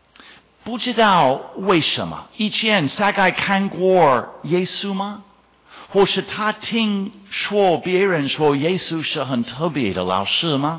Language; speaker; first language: Chinese; non-native, fluent; English